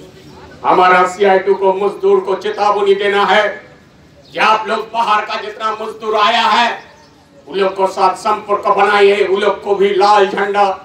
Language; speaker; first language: Hindi; non-native, local second language; Bangla